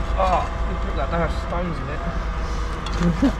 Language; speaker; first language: English; native; English